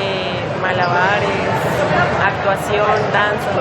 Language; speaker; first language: Spanish; native; Spanish